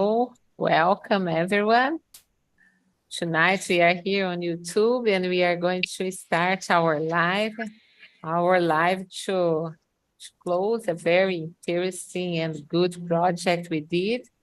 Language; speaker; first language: English; non-native, fluent; Portuguese